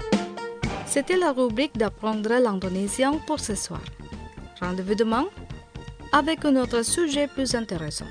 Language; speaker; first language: French; non-native, fluent; Indonesian